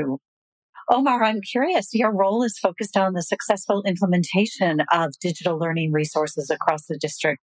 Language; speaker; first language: English; native; English